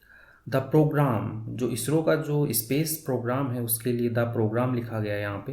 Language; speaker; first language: Hindi; native; Hindi